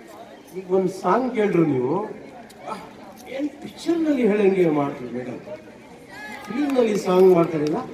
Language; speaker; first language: Kannada; non-native, local second language; Urdu